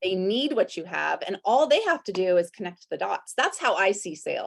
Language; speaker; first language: English; native; English